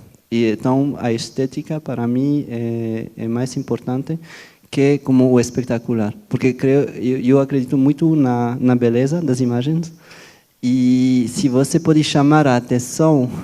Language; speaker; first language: Portuguese; non-native, fluent; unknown